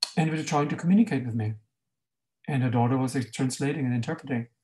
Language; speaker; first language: English; non-native, fluent; German